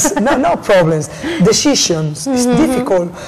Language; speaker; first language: English; non-native, learner; Spanish